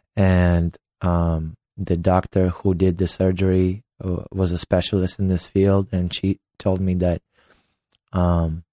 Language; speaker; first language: English; non-native, fluent; Ukrainian